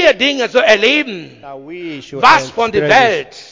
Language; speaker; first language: German; non-native, learner; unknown